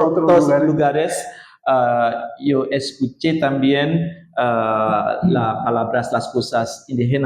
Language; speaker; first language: Spanish; non-native, learner; Indonesian